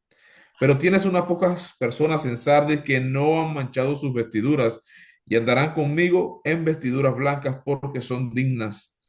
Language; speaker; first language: Spanish; native; Spanish